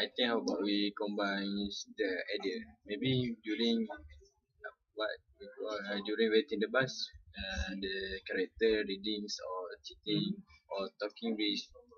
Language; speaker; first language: English; non-native, local second language; Malay